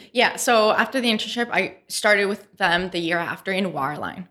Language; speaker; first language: English; native; English